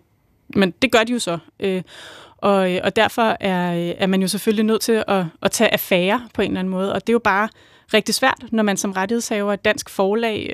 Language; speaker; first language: Danish; native; Danish